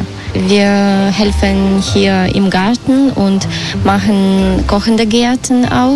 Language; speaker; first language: German; non-native, learner; Russian